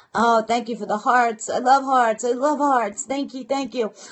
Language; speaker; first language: English; native; English